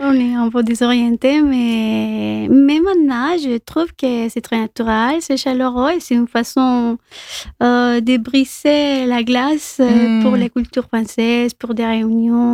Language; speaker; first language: French; non-native, local second language; Spanish